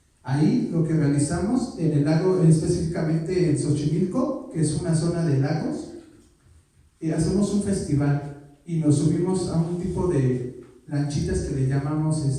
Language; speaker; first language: Spanish; native; Spanish